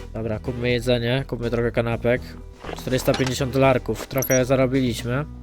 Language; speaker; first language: Polish; native; Polish